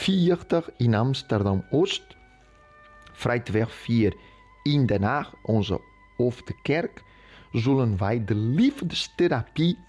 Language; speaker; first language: Dutch; non-native, fluent; Portuguese